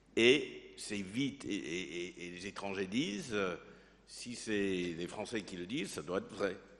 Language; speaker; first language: French; non-native, fluent; English